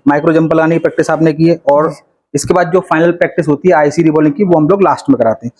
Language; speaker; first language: Hindi; native; Hindi